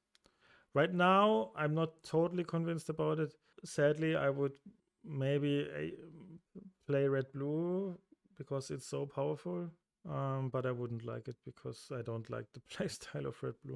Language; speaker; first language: English; non-native, fluent; German